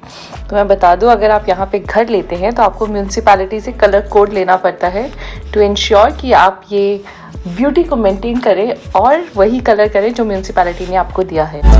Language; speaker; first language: Hindi; native; Hindi